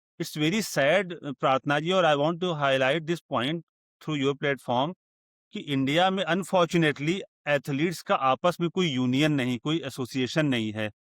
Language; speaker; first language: Hindi; native; Hindi